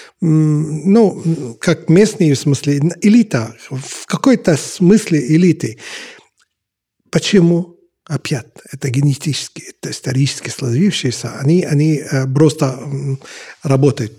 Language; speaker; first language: Russian; non-native, fluent; Arabic